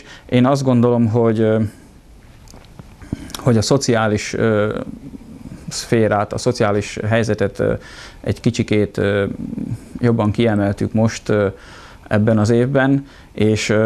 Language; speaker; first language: Hungarian; native; Hungarian